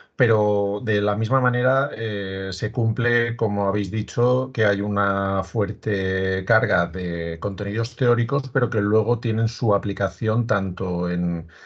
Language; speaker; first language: Spanish; native; Spanish